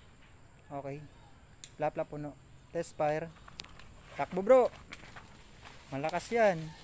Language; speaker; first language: Filipino; native; Filipino